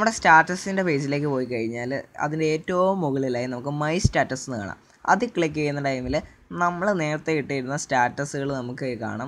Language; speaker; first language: Malayalam; native; Malayalam